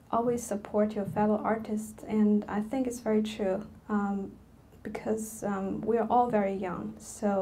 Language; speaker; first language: English; non-native, fluent; Chinese